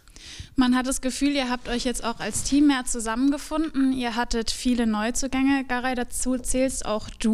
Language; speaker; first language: German; native; German